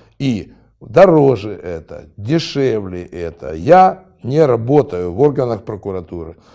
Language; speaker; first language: Russian; native; Russian